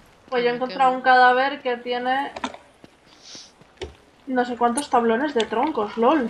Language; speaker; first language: Spanish; native; Spanish